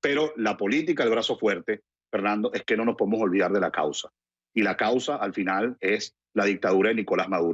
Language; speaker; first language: Spanish; native; Spanish